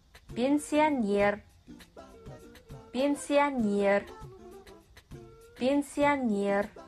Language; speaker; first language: Russian; non-native, fluent; Kazakh